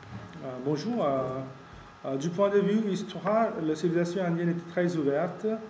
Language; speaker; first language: French; non-native, fluent; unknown